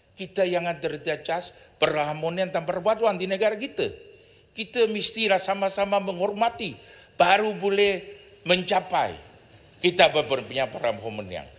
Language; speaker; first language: Malay; non-native, local second language; Chinese